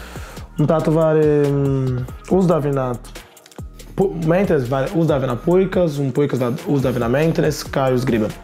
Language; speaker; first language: Latvian; non-native, learner; Portuguese